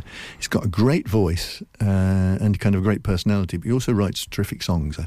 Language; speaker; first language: English; native; English